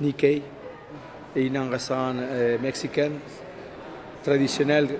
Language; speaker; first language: French; non-native, fluent; Spanish